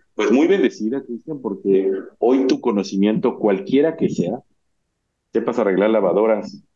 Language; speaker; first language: Spanish; native; Spanish